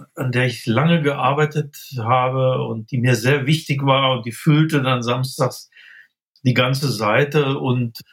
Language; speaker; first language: German; native; German